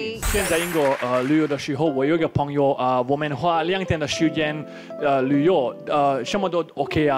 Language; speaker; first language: Chinese; non-native, fluent; Slovak